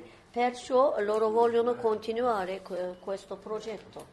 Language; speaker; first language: Italian; non-native, learner; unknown